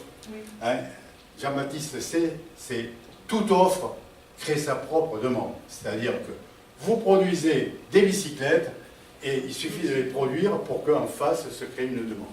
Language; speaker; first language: French; native; French